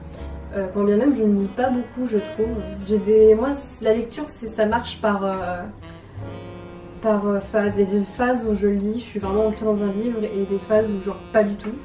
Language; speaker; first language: French; native; French